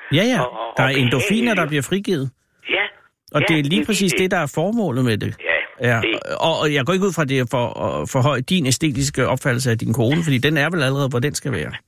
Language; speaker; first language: Danish; native; Danish